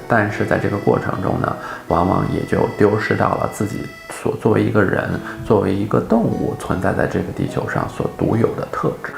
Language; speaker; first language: Chinese; native; Chinese